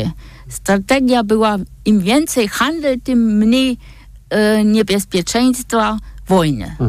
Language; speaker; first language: Polish; non-native, fluent; German